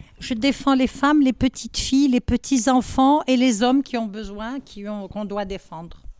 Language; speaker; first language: French; non-native, local second language; Arabic